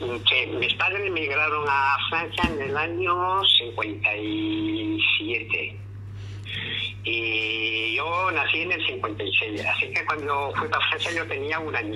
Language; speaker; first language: Spanish; early bilingual, heritage; Spanish